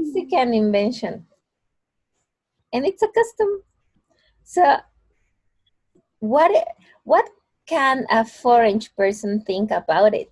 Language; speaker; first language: English; non-native, fluent; Spanish